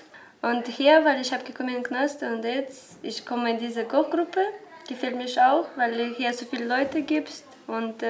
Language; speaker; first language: German; non-native, learner; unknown